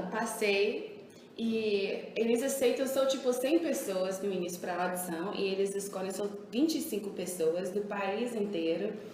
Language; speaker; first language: Portuguese; early bilingual, heritage; English